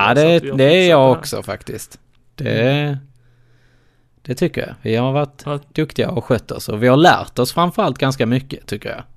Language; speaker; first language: Swedish; native; Swedish